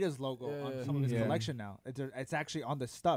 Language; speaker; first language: English; native; English